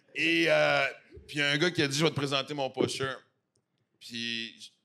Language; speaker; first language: French; native; French